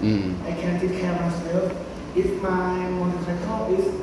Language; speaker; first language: English; non-native, learner; Thai